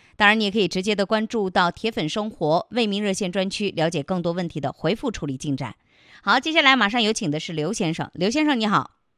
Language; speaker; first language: Chinese; native; Chinese